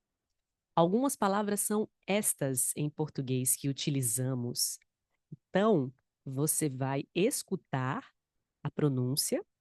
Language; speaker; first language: Portuguese; non-native, fluent; Spanish